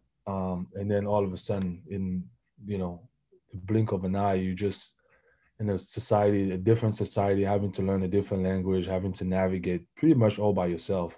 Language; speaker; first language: English; non-native, local second language; French